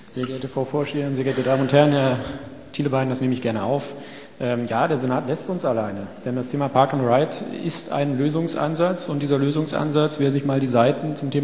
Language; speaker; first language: German; native; German